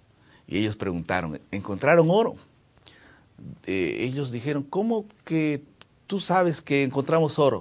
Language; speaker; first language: Spanish; non-native, fluent; Portuguese